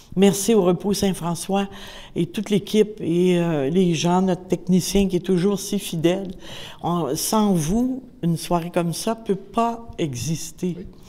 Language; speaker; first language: French; native; French